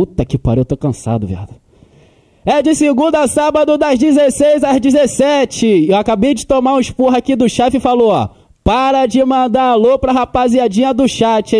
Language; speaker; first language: Portuguese; native; Portuguese